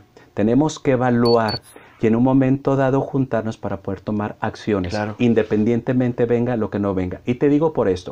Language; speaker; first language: Spanish; native; Spanish